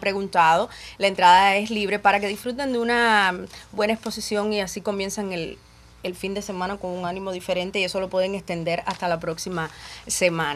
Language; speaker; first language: Spanish; native; Spanish